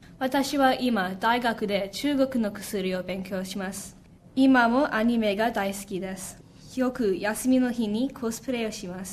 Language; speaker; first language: Japanese; non-native, learner; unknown